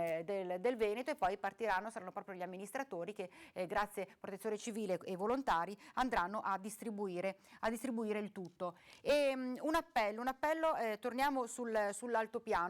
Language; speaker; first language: Italian; native; Italian